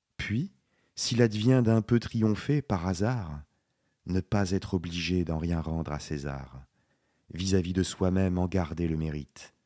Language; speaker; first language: French; native; French